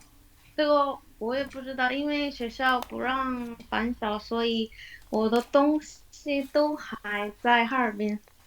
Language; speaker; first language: Chinese; non-native, learner; Korean